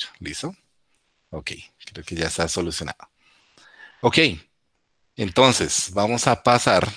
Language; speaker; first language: Spanish; native; Spanish